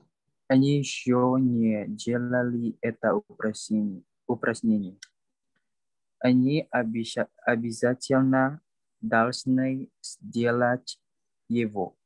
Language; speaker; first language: Russian; non-native, learner; Indonesian